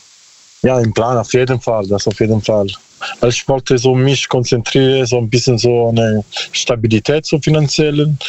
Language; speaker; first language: German; non-native, learner; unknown